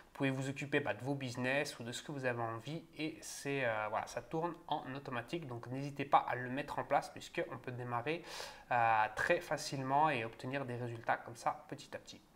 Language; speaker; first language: French; native; French